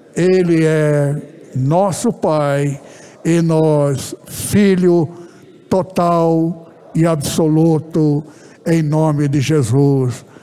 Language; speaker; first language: Portuguese; early bilingual, other home language; Japanese